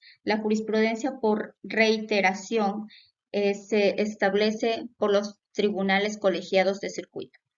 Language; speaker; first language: Spanish; native; Spanish